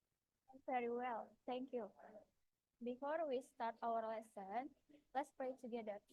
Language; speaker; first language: English; non-native, fluent; Indonesian